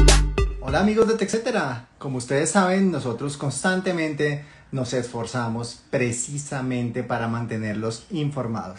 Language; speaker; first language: Spanish; native; Spanish